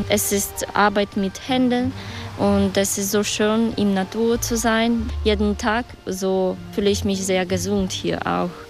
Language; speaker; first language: German; non-native, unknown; Russian